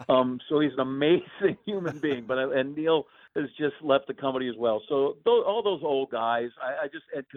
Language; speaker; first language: English; native; English